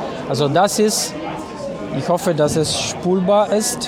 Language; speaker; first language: German; non-native, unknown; Italian